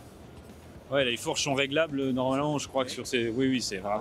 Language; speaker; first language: French; native; French